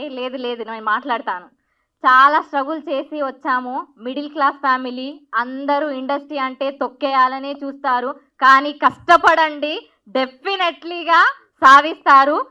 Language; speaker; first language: Telugu; non-native, local second language; Marathi